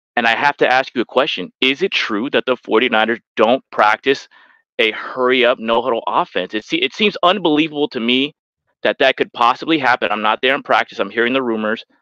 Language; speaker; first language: English; native; English